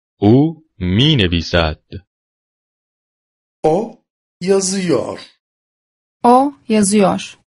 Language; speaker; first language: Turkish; non-native, fluent; Persian